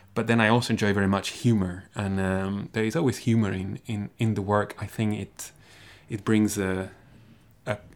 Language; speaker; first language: English; non-native, fluent; Spanish